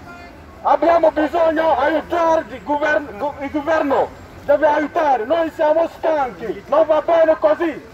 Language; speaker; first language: Italian; non-native, learner; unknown